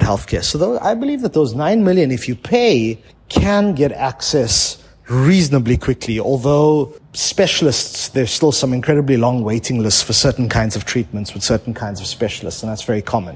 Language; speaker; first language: English; native; English